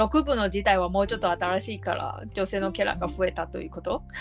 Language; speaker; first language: Japanese; non-native, learner; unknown